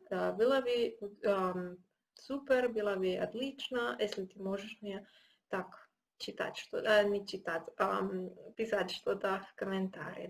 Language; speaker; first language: Russian; non-native, learner; Spanish